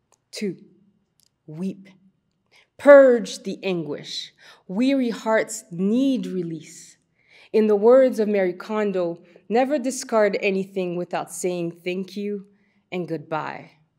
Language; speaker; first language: English; early bilingual, other home language; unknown